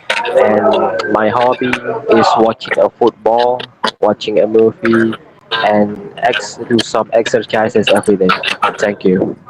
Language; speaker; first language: English; non-native, learner; Indonesian